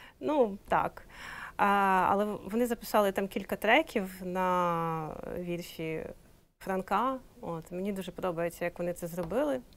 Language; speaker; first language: Ukrainian; native; Ukrainian